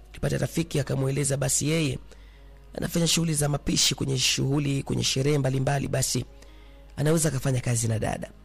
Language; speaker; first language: Swahili; native; Swahili